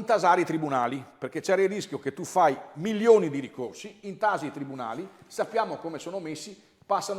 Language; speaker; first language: Italian; native; Italian